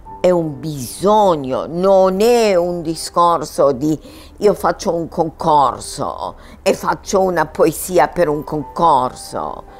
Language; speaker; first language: Italian; non-native, fluent; German